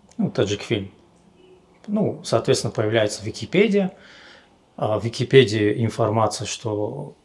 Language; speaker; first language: Russian; non-native, local second language; Tajik